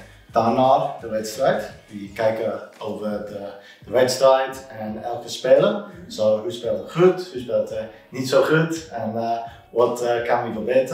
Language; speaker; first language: Dutch; non-native, learner; English